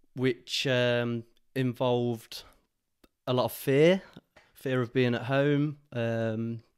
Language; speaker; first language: English; native; English